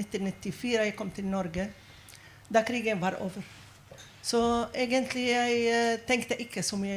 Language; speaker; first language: Norwegian; non-native, fluent; Arabic